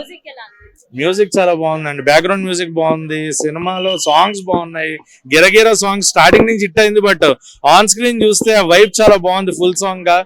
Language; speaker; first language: Telugu; native; Telugu